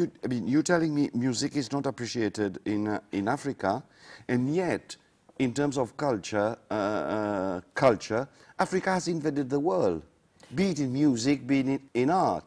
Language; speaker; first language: English; non-native, local second language; Seselwa Creole French